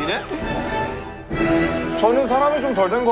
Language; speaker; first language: Korean; native; Korean